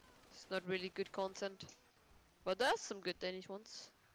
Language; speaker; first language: English; non-native, fluent; Danish